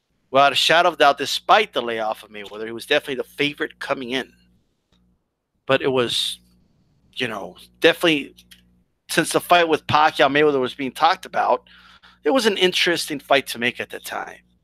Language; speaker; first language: English; early bilingual, other home language; Spanish